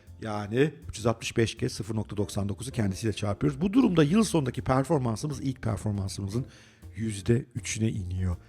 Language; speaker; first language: Turkish; native; Turkish